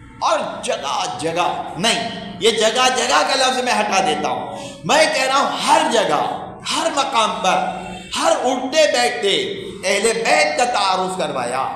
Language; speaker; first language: Urdu; native; Urdu